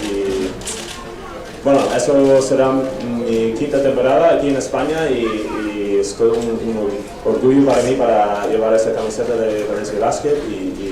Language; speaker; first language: Spanish; non-native, fluent; English